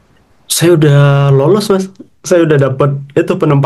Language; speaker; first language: Indonesian; native; Indonesian